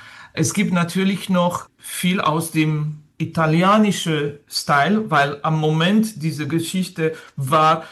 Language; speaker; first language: German; non-native, fluent; French